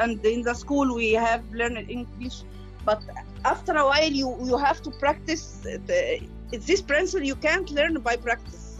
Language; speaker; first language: English; non-native, learner; Arabic